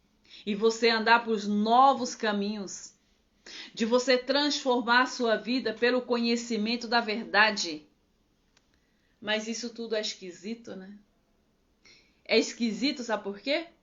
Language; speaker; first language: Portuguese; native; Portuguese